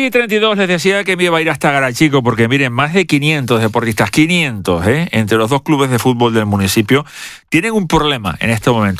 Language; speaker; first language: Spanish; native; Spanish